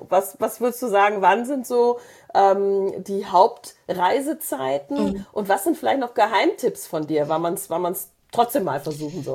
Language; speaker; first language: German; native; German